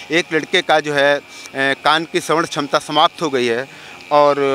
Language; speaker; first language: Hindi; native; Hindi